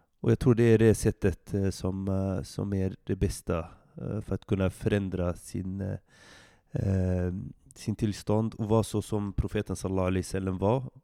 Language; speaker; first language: Swedish; early bilingual, other home language; Arabic